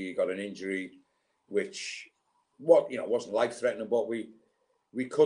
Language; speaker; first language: English; native; English